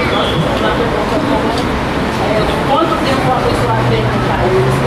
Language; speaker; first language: Portuguese; non-native, learner; Haitian Creole